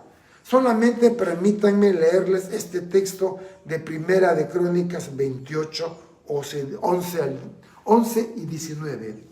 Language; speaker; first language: Spanish; native; Spanish